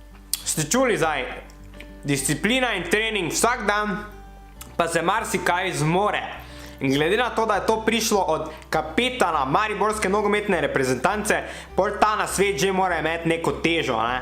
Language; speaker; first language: Slovenian; native; Slovenian